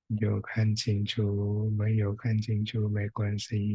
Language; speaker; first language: Chinese; non-native, fluent; Thai